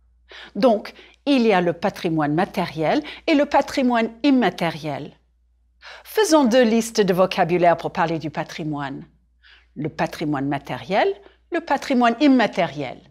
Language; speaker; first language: French; non-native, fluent; English